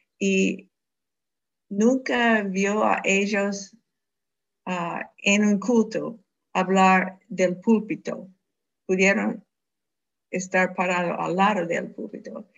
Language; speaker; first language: Spanish; non-native, fluent; English